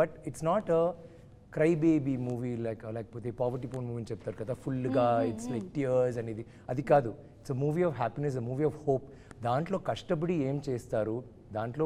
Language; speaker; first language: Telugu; non-native, learner; Tamil